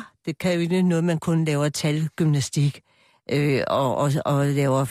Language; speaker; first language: Danish; native; Danish